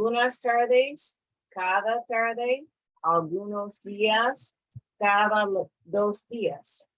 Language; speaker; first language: Spanish; non-native, fluent; English